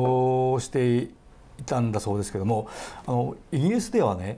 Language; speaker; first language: Japanese; native; Japanese